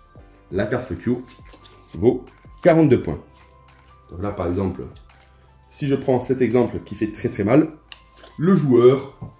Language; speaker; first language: French; native; French